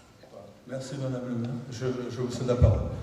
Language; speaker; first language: French; native; French